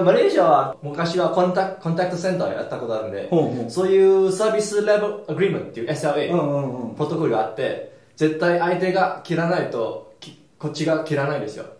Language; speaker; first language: Japanese; non-native, fluent; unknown